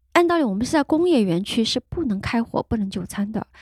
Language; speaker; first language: Chinese; native; Chinese